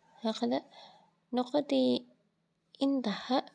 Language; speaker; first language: Arabic; non-native, learner; Indonesian